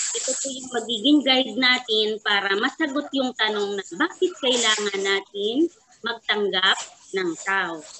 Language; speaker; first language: Filipino; native; Filipino